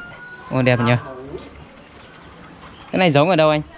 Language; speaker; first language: Vietnamese; native; Vietnamese